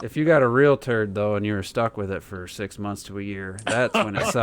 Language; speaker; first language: English; native; English